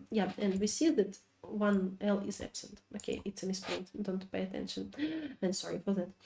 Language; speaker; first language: English; non-native, fluent; Ukrainian